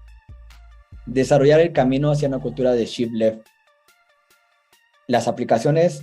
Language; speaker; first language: Spanish; native; Spanish